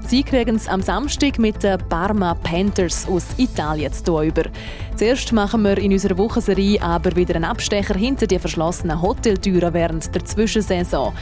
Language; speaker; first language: German; native; German